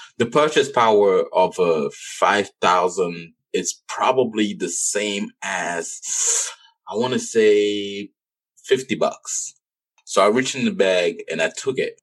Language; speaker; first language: English; non-native, local second language; French